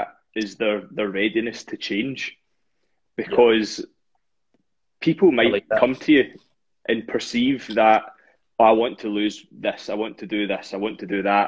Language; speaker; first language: English; native; English